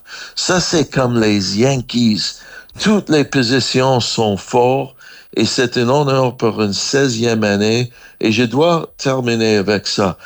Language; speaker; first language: French; non-native, learner; English